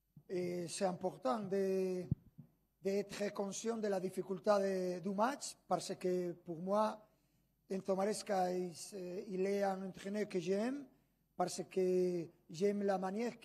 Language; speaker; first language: French; non-native, fluent; Spanish